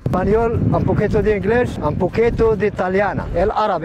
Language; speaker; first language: Spanish; non-native, learner; Arabic